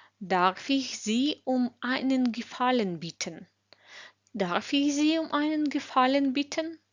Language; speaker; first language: German; non-native, fluent; Ukrainian